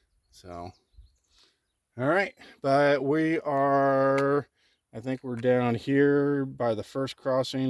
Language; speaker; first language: English; native; English